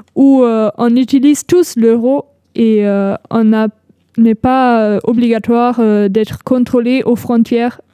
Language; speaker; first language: French; non-native, fluent; German